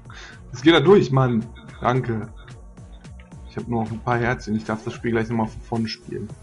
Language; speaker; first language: German; native; German